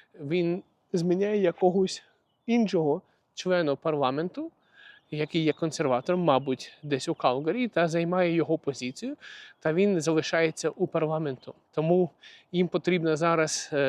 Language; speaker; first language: Ukrainian; non-native, local second language; Russian